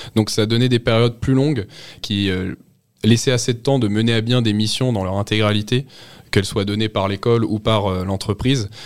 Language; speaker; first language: French; native; French